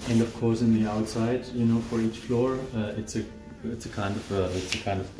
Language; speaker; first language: English; non-native, fluent; German